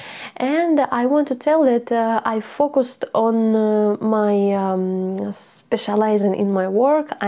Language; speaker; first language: English; non-native, learner; Russian